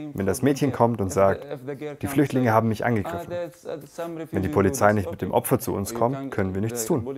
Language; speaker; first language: German; non-native, fluent; Arabic